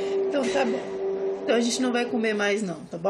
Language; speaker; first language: Portuguese; native; Portuguese